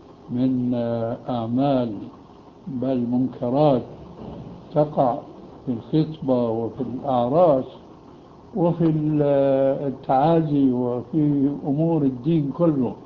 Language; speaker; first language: Arabic; early bilingual, other home language; Albanian